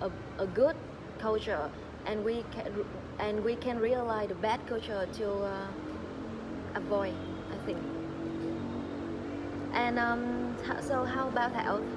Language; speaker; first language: English; non-native, learner; Vietnamese